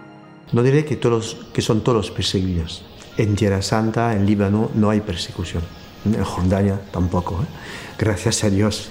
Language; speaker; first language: Spanish; non-native, fluent; French